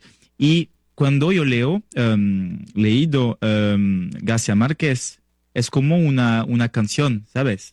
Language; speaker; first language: Spanish; non-native, learner; French